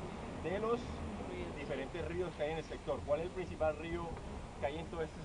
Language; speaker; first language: Spanish; native; Spanish